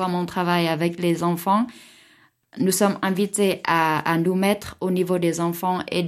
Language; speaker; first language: French; non-native, fluent; Vietnamese